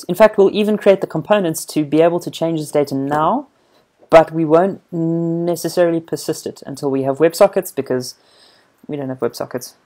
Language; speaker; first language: English; native; English